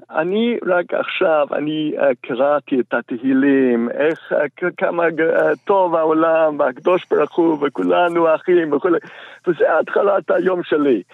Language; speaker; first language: Hebrew; non-native, fluent; English